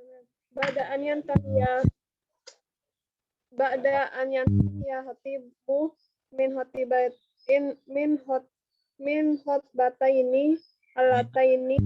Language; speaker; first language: Arabic; non-native, learner; Indonesian